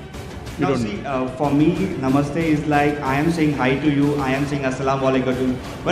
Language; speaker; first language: English; non-native, local second language; Hindi